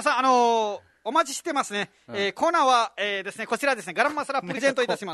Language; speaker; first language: Japanese; non-native, fluent; Nepali